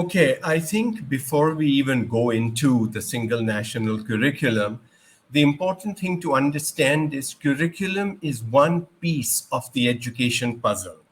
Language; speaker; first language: English; non-native, local second language; Urdu